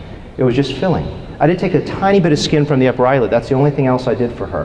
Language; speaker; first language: English; native; English